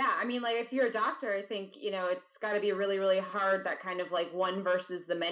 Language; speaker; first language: English; native; English